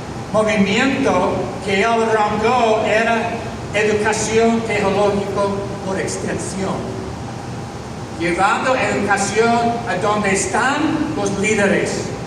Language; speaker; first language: Spanish; non-native, fluent; English